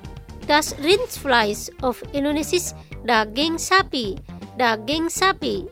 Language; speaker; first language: German; non-native, fluent; Indonesian